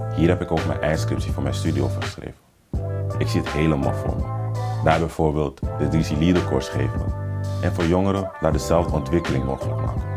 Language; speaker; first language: Dutch; early bilingual, other home language; Papiamento